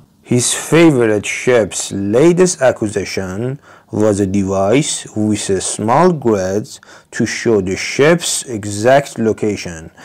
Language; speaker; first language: English; non-native, fluent; Persian